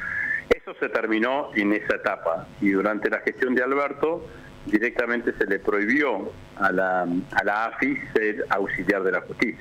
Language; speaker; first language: Spanish; native; Spanish